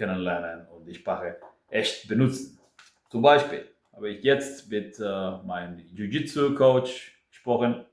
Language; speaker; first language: German; non-native, fluent; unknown